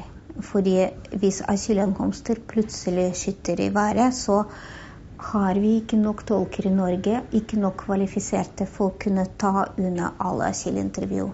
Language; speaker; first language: Norwegian; non-native, fluent; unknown